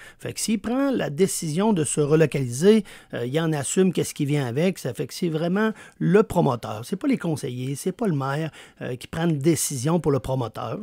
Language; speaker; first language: French; native; French